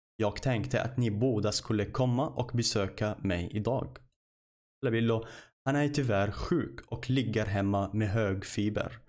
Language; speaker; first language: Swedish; non-native, fluent; Arabic